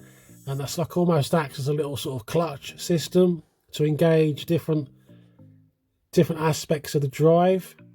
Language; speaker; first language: English; native; English